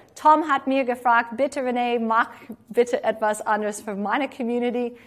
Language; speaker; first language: German; non-native, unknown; English